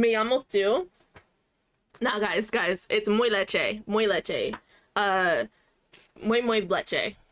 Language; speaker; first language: Spanish; non-native, learner; English